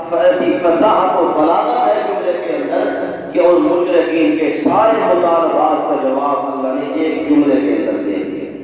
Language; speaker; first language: Urdu; non-native, local second language; Saraiki